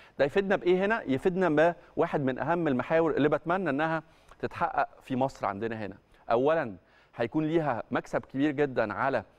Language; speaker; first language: Arabic; native; Arabic